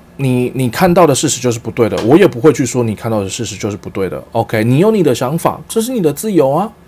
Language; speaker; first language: Chinese; early bilingual, heritage; Chinese